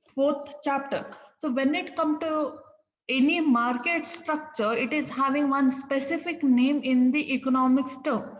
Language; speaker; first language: English; non-native, local second language; Kannada